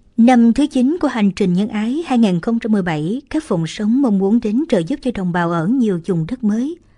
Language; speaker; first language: Vietnamese; native; Vietnamese